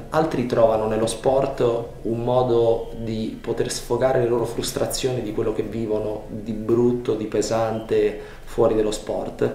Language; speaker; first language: Italian; native; Italian